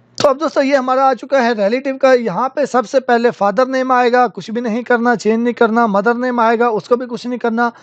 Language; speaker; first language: Urdu; non-native, local second language; Punjabi